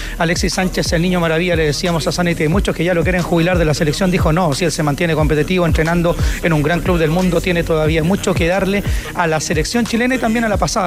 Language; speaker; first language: Spanish; native; Spanish